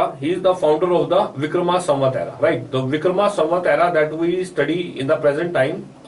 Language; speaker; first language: English; non-native, local second language; Hindi